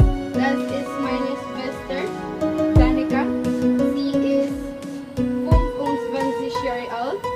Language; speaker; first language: German; non-native, learner; Cebuano